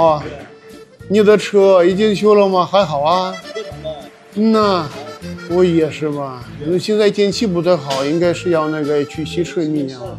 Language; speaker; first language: Chinese; non-native, learner; Russian